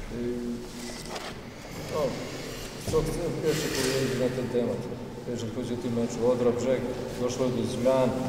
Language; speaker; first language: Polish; non-native, learner; Serbian